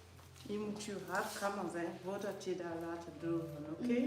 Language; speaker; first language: Dutch; non-native, learner; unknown